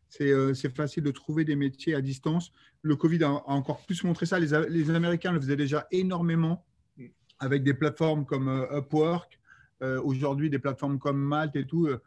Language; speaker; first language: French; native; French